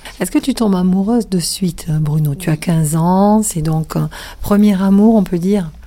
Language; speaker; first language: French; native; French